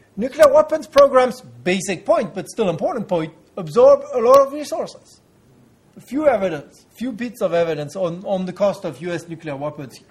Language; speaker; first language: English; non-native, fluent; French